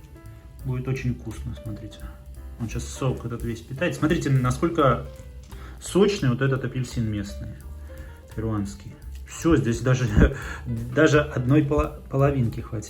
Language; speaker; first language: Russian; native; Russian